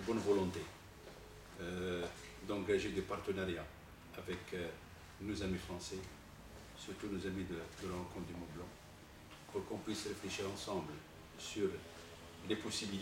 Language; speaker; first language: French; non-native, local second language; Arabic